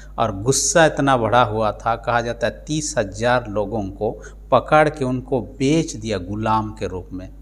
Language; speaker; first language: Hindi; non-native, local second language; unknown